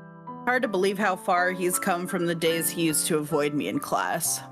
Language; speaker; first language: English; native; English